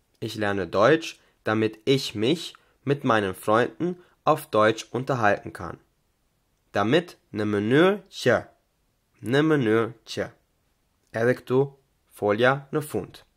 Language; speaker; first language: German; non-native, fluent; Albanian